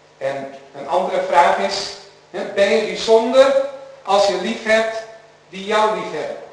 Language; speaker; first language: Dutch; native; Dutch